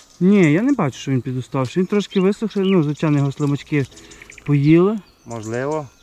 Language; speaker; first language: Ukrainian; native; Ukrainian